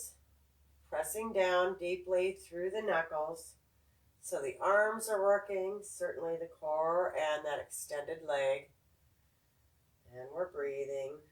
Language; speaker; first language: English; native; English